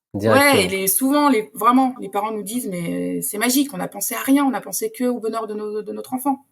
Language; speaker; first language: French; native; French